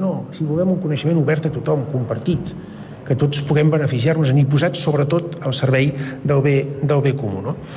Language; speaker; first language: Catalan; native; Catalan